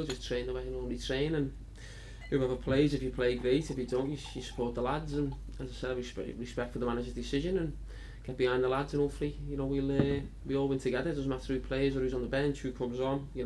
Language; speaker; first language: English; native; English